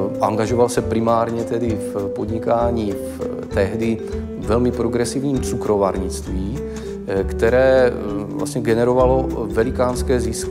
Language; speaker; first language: Czech; native; Czech